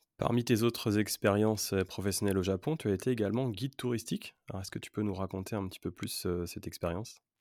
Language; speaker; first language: French; native; French